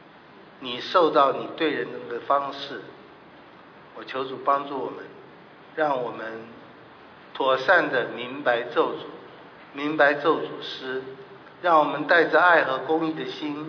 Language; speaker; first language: Chinese; native; Chinese